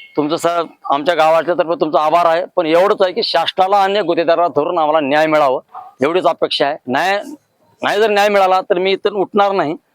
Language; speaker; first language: Marathi; native; Marathi